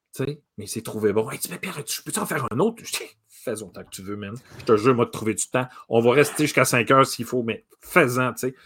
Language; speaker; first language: French; native; French